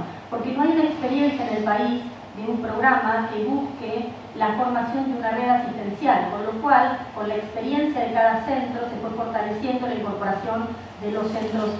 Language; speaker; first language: Spanish; native; Spanish